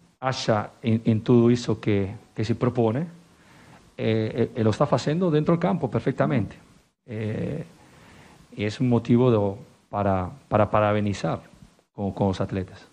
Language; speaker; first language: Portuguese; non-native, learner; Spanish